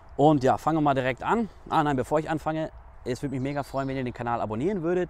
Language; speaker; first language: German; native; German